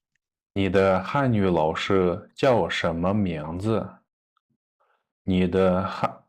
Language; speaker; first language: Chinese; non-native, fluent; Kyrgyz